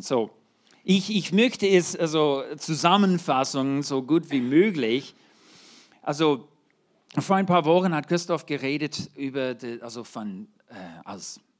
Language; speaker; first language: German; non-native, fluent; English